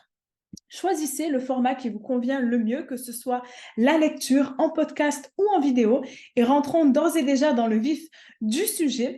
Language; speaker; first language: French; native; French